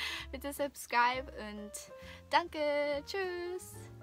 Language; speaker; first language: German; non-native, learner; Japanese